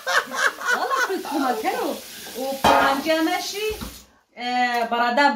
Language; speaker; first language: German; non-native, learner; Kurdish